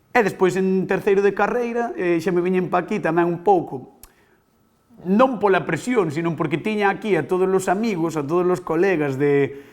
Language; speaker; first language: Galician; native; Galician